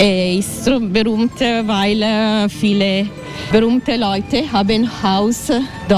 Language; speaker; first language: German; non-native, learner; Italian